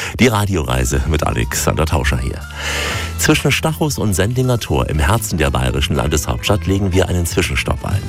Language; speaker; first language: German; native; German